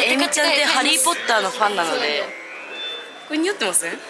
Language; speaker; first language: Japanese; native; Japanese